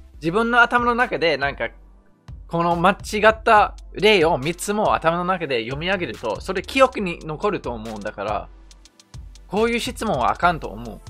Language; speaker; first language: Japanese; non-native, fluent; English